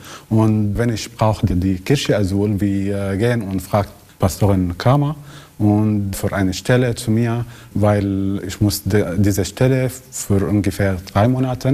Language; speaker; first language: German; non-native, learner; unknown